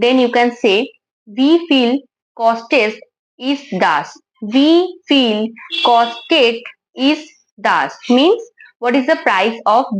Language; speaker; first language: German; non-native, learner; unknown